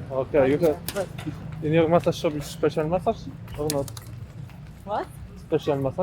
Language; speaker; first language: English; non-native, learner; Polish